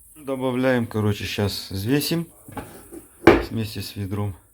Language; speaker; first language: Russian; non-native, local second language; Kazakh